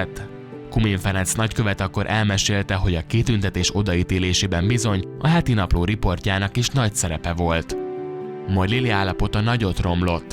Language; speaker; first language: Hungarian; native; Hungarian